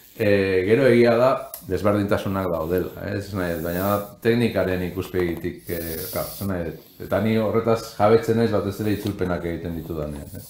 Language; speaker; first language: Basque; non-native, local second language; Spanish